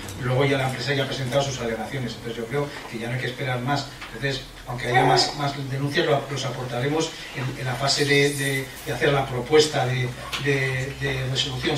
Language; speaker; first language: Spanish; native; Spanish